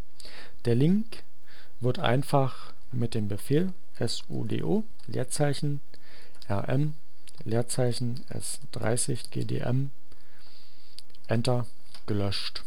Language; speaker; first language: German; native; German